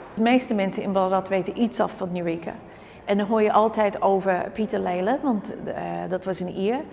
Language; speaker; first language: Dutch; native; Dutch